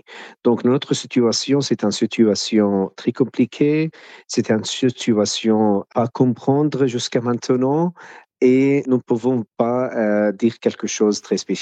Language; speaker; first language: French; non-native, fluent; Arabic